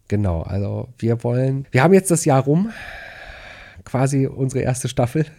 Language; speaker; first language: German; native; German